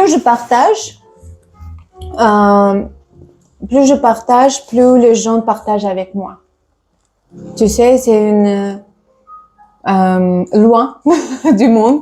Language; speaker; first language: French; non-native, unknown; Tajik